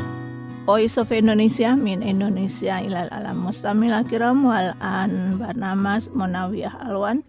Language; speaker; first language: Arabic; non-native, fluent; Indonesian